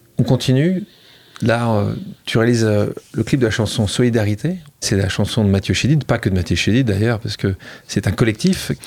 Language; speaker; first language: French; native; French